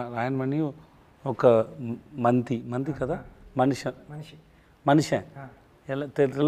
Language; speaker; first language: Telugu; non-native, learner; Tamil